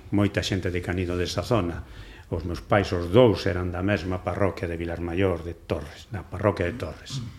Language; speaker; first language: Galician; non-native, local second language; Spanish